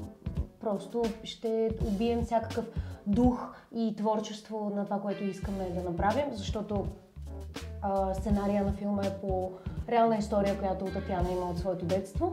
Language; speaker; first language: Bulgarian; native; Bulgarian